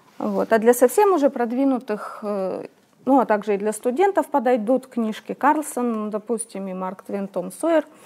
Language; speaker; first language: Russian; native; Russian